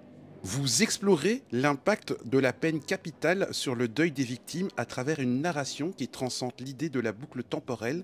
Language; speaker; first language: French; native; French